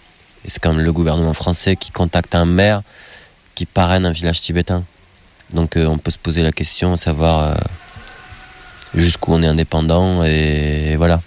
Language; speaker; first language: French; native; French